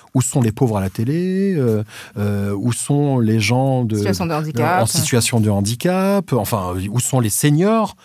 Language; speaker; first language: French; native; French